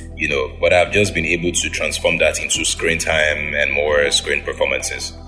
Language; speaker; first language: English; non-native, local second language; Yoruba